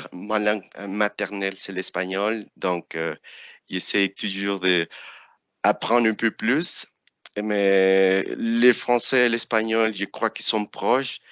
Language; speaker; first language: French; non-native, fluent; Spanish